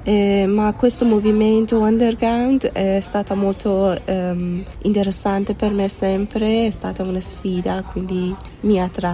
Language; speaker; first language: Italian; non-native, fluent; Persian